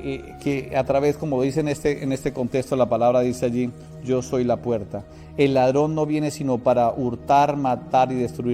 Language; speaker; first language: Spanish; native; Spanish